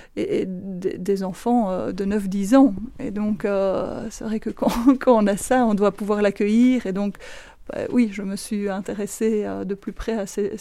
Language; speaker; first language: French; native; French